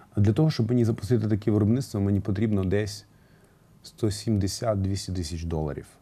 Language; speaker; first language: Ukrainian; native; Ukrainian